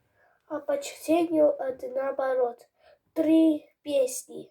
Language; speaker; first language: Russian; early bilingual, heritage; Armenian